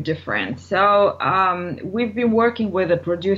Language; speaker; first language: English; non-native, fluent; Bulgarian